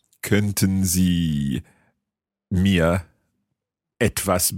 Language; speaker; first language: German; non-native, learner; English